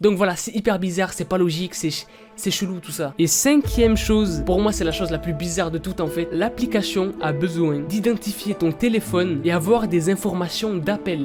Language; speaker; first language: French; native; French